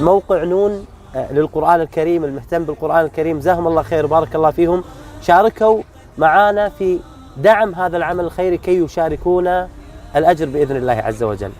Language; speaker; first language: Arabic; native; Arabic